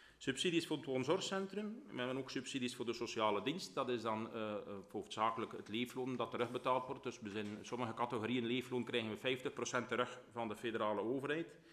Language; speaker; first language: Dutch; native; Dutch